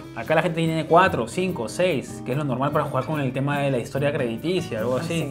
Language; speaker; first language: Spanish; native; Spanish